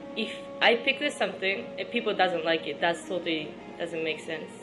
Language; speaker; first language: English; non-native, fluent; Japanese